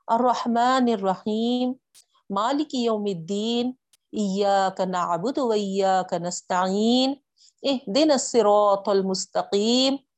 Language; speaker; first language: Urdu; native; Urdu